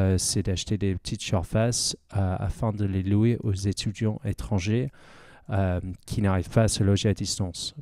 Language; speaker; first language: French; non-native, fluent; English